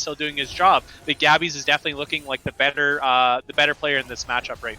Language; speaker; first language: English; native; English